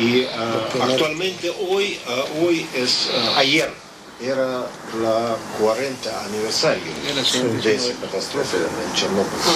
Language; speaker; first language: Spanish; non-native, learner; Russian